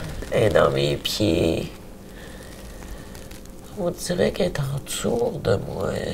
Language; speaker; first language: French; native; French